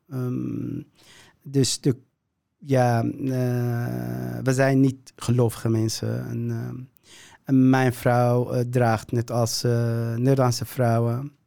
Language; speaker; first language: Dutch; non-native, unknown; Kurdish